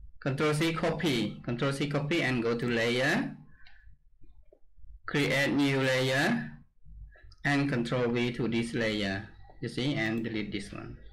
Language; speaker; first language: English; non-native, learner; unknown